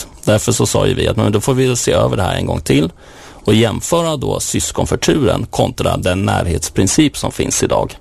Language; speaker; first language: Swedish; native; Swedish